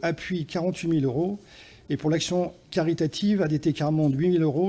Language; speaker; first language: French; native; French